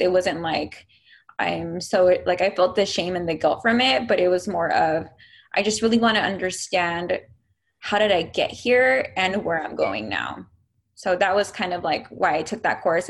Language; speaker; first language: English; native; English